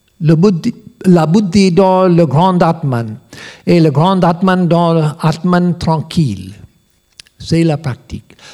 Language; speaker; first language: French; non-native, learner; English